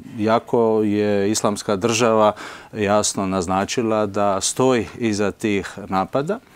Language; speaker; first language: Croatian; early bilingual, heritage; Croatian